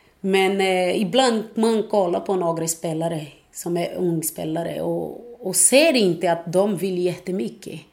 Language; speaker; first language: Swedish; non-native, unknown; Portuguese